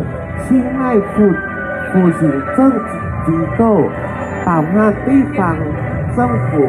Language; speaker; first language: Chinese; non-native, learner; Thai